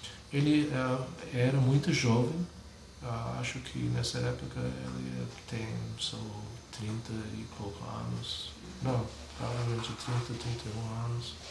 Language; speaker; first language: Portuguese; non-native, fluent; English